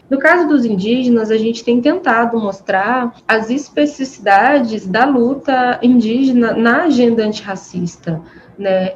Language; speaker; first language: Portuguese; native; Portuguese